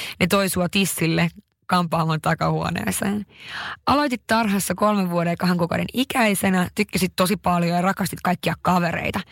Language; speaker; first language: Finnish; early bilingual, heritage; Finnish